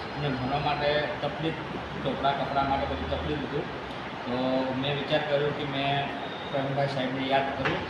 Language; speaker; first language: Gujarati; native; Gujarati